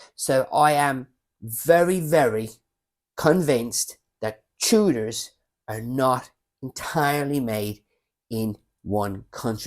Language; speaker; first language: English; native; English